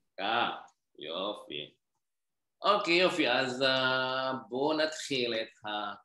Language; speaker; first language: Hebrew; non-native, learner; Indonesian